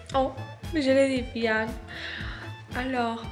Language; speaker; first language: French; non-native, learner; Spanish